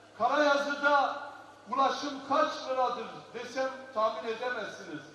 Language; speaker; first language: Turkish; non-native, local second language; Kurdish